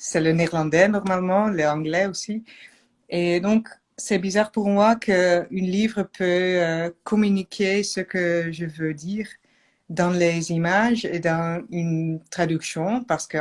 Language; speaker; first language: French; non-native, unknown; Dutch